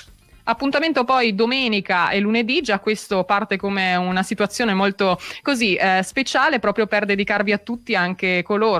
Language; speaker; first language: Italian; native; Italian